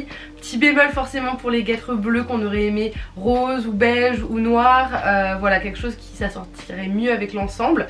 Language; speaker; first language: French; native; French